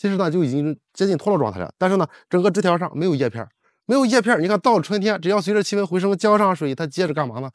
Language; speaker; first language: Chinese; native; Chinese